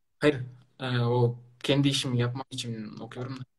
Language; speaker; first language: Turkish; non-native, learner; Kyrgyz